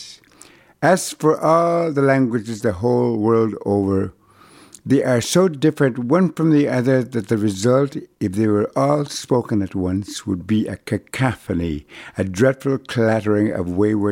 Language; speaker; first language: English; non-native, fluent; Cree